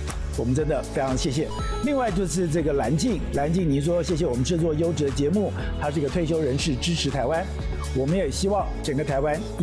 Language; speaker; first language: Chinese; native; Chinese